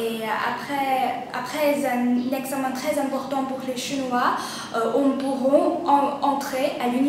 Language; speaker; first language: French; non-native, learner; Chinese